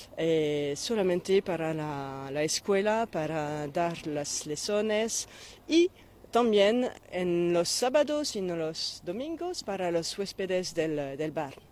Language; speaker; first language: Spanish; non-native, fluent; French